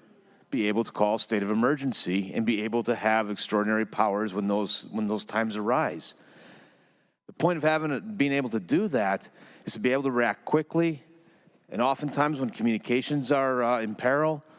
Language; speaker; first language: English; native; English